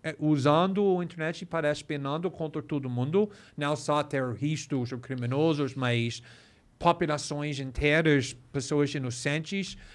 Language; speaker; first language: Portuguese; non-native, fluent; English